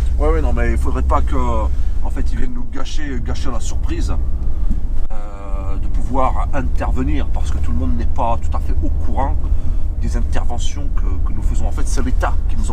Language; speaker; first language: French; native; French